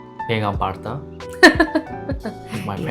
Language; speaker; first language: English; non-native, learner; Japanese